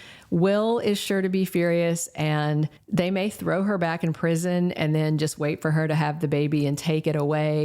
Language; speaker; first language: English; native; English